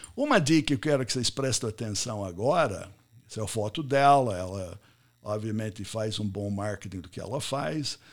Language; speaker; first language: Portuguese; non-native, fluent; English